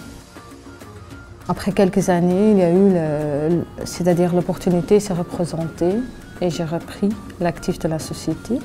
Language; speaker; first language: French; early bilingual, other home language; Arabic